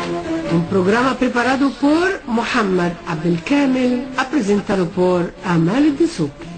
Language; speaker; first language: Portuguese; non-native, fluent; Arabic